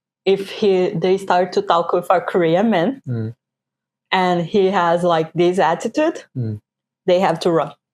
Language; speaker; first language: English; non-native, fluent; Portuguese